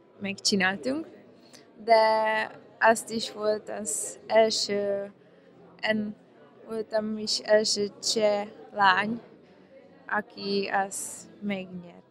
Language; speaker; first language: Hungarian; non-native, learner; Czech